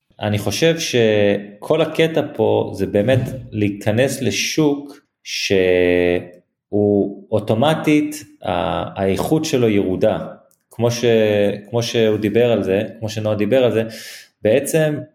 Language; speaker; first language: Hebrew; early bilingual, heritage; Hebrew